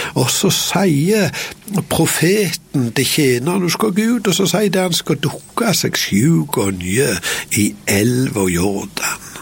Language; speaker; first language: Norwegian; native; Norwegian